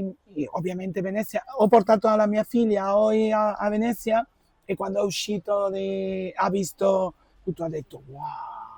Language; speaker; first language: Italian; non-native, fluent; Spanish